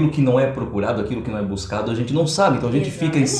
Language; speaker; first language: Portuguese; native; Portuguese